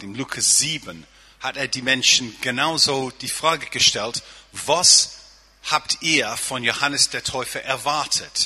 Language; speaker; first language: German; non-native, fluent; English